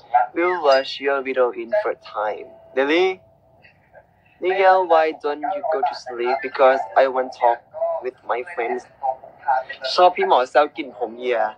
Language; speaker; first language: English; non-native, learner; Thai